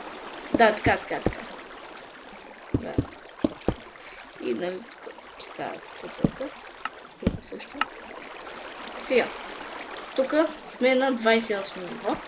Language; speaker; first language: Bulgarian; native; Bulgarian